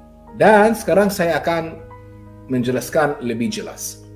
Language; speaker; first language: Indonesian; non-native, fluent; Hebrew